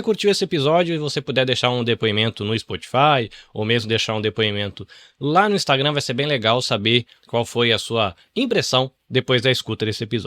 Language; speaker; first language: Portuguese; native; Portuguese